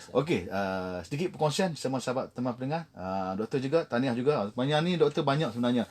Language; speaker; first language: Malay; native; Malay